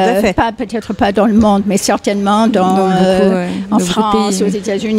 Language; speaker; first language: French; non-native, fluent; English